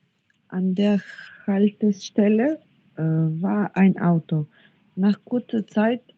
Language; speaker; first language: German; non-native, learner; Macedonian